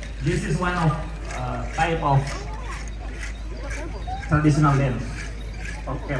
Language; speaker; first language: English; non-native, learner; Indonesian